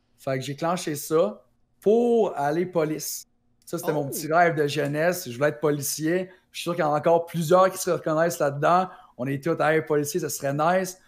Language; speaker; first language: French; native; French